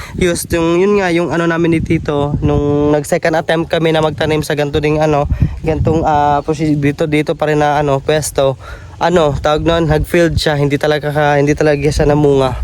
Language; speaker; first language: Filipino; non-native, local second language; Cebuano